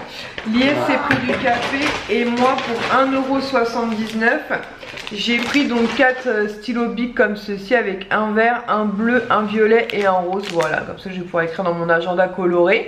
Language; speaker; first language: French; native; French